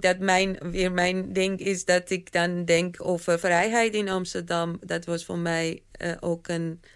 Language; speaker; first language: Dutch; non-native, fluent; Persian